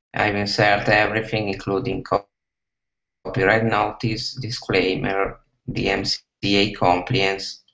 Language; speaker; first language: English; non-native, fluent; Italian